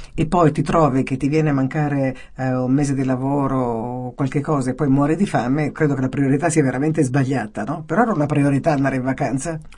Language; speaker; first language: Italian; native; Italian